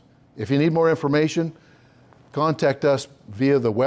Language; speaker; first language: English; native; English